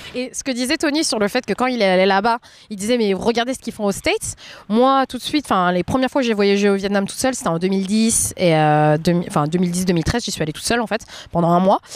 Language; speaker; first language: French; native; French